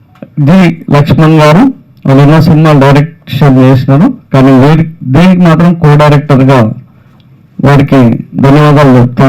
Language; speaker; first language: Telugu; native; Telugu